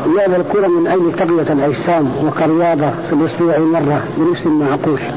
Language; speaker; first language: Arabic; native; Arabic